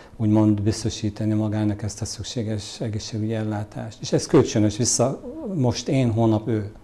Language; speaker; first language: Hungarian; non-native, fluent; Arabic